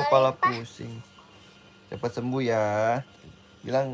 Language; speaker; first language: Indonesian; native; Indonesian